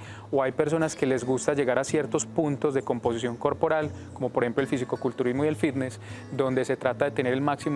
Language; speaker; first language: Spanish; native; Spanish